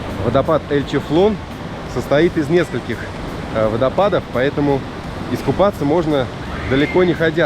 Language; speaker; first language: Russian; native; Russian